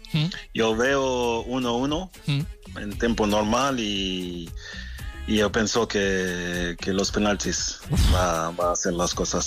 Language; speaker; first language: Spanish; non-native, fluent; French